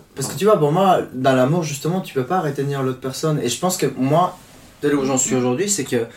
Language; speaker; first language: French; non-native, fluent; Spanish